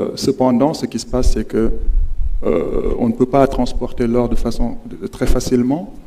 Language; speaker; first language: French; non-native, local second language; Wolof